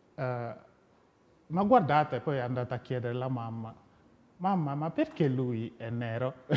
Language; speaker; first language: Italian; non-native, fluent; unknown